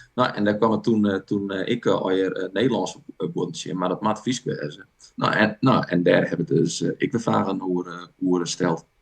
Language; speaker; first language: Dutch; non-native, local second language; Western Frisian